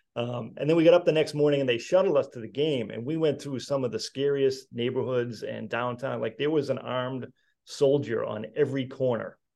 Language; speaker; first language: English; native; English